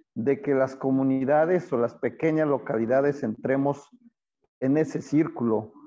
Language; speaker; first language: Spanish; non-native, local second language; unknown